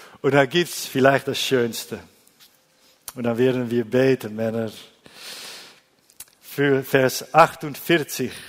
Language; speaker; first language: German; non-native, learner; Dutch